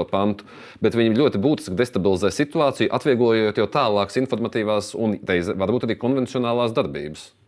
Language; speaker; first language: Latvian; native; Latvian